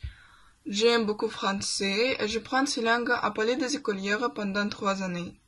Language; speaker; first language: French; non-native, learner; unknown